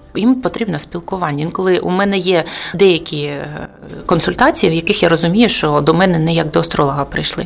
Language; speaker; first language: Ukrainian; non-native, local second language; Russian